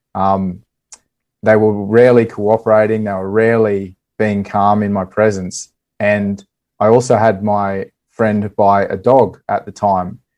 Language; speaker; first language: English; native; English